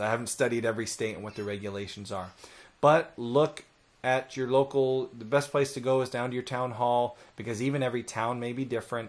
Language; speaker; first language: English; native; English